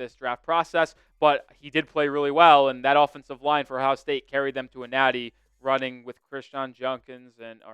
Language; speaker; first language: English; native; English